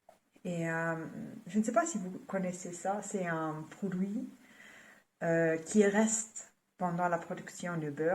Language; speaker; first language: French; non-native, fluent; German